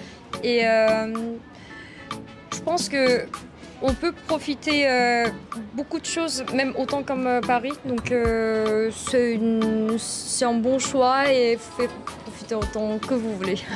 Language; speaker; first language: French; non-native, fluent; Korean